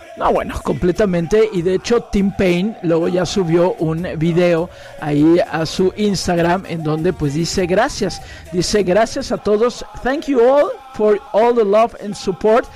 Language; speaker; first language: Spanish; native; Spanish